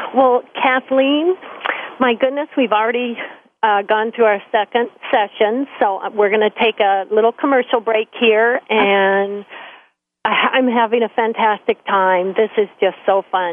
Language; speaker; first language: English; native; English